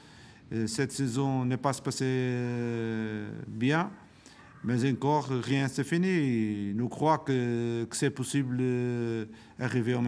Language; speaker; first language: French; non-native, learner; Portuguese